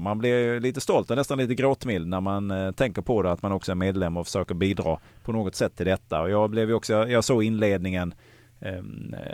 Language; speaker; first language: Swedish; native; Swedish